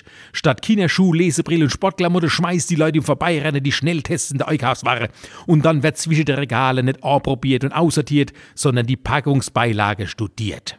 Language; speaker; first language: German; native; German